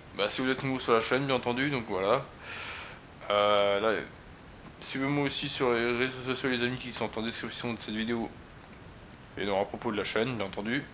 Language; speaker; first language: French; native; French